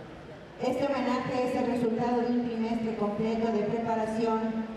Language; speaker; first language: Spanish; native; Spanish